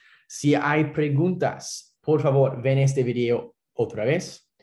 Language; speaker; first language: Spanish; non-native, fluent; English